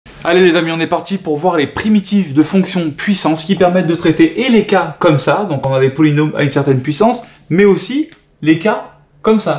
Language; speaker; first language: French; native; French